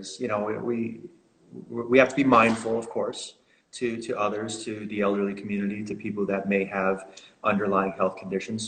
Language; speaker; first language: English; native; English